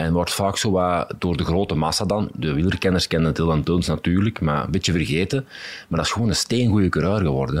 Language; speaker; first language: Dutch; native; Dutch